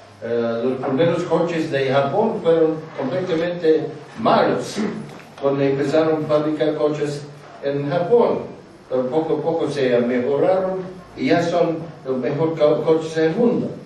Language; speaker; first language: Spanish; non-native, fluent; English